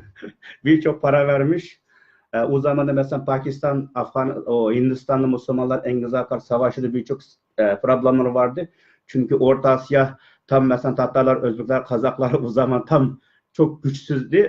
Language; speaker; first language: Turkish; non-native, learner; Uyghur